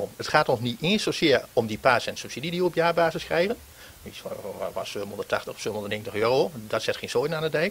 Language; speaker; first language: Dutch; native; Dutch